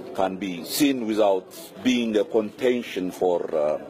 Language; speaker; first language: English; non-native, local second language; Amharic